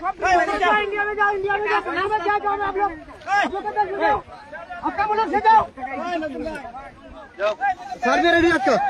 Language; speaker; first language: Hindi; non-native, learner; Bangla